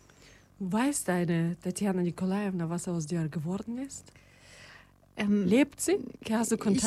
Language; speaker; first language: German; non-native, fluent; Russian